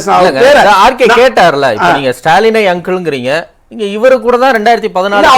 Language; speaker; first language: Tamil; native; Tamil